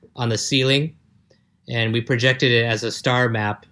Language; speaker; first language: English; native; English